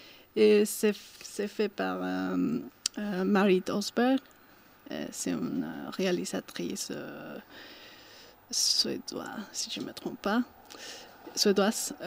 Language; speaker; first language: French; non-native, fluent; Spanish